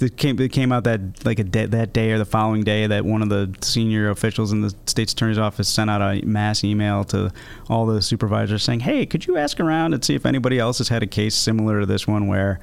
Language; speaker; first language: English; native; English